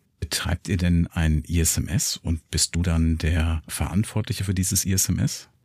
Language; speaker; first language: German; native; German